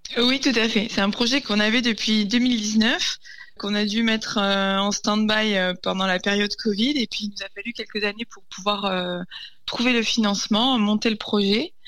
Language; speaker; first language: French; native; French